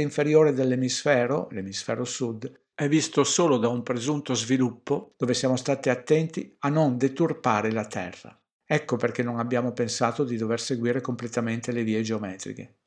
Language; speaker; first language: Italian; native; Italian